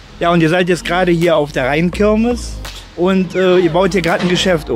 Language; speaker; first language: German; native; German